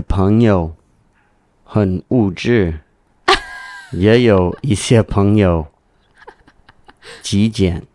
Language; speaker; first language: Chinese; non-native, learner; English